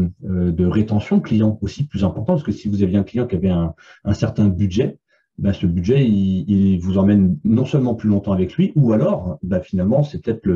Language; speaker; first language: French; native; French